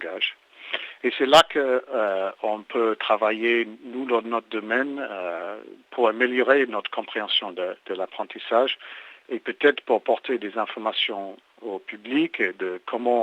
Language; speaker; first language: French; native; French